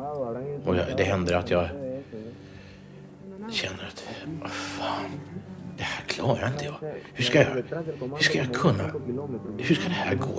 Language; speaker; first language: Swedish; native; Swedish